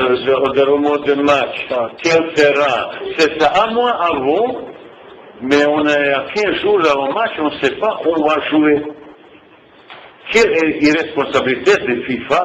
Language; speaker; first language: French; non-native, fluent; Bosnian